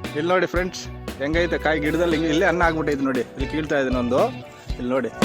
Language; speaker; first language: Kannada; non-native, local second language; Telugu